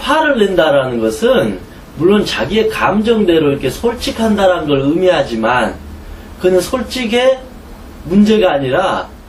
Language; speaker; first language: Korean; native; Korean